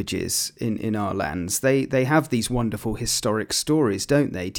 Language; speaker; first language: English; native; English